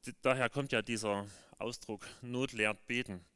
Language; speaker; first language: German; native; German